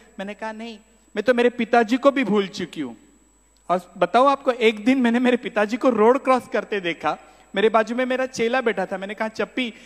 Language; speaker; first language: Hindi; non-native, local second language; Marathi